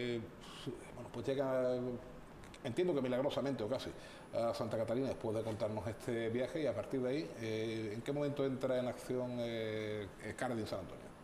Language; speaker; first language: Spanish; native; Spanish